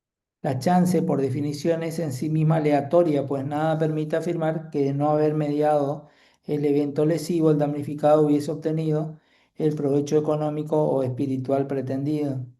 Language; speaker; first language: Spanish; native; Spanish